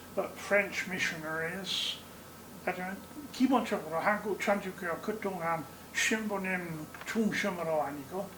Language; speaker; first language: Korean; non-native, learner; English